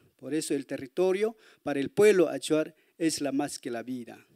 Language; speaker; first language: Spanish; native; Spanish